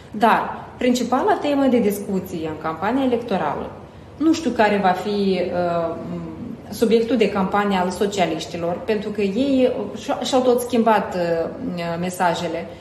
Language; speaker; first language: Romanian; native; Romanian